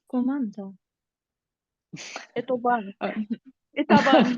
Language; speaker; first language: Russian; non-native, learner; Arabic